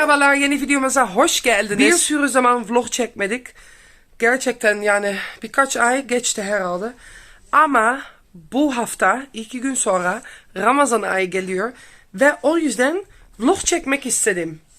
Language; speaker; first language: Turkish; non-native, learner; Dutch